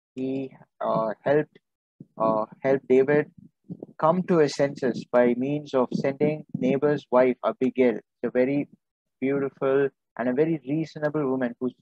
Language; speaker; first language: English; non-native, local second language; Tamil